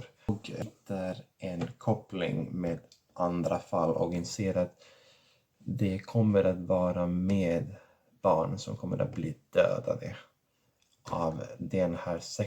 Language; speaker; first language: Swedish; non-native, fluent; Catalan